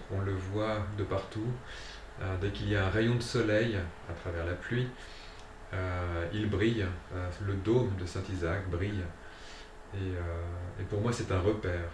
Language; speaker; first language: French; native; French